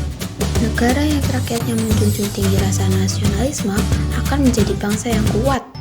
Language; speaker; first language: Indonesian; native; Indonesian